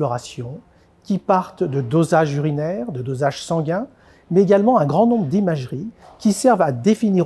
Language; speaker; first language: French; native; French